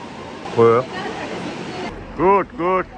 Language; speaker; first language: Korean; native; Korean